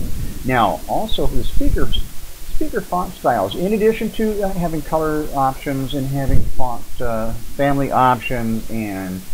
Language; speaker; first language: English; native; English